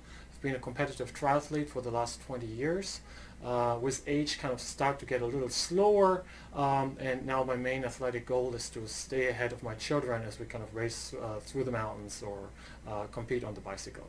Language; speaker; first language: English; non-native, fluent; German